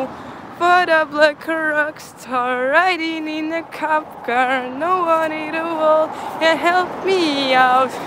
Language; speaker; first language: English; non-native, learner; Russian